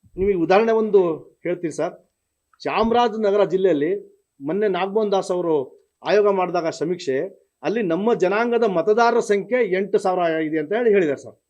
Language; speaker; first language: Kannada; non-native, local second language; Lambadi